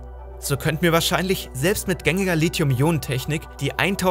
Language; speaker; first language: German; native; German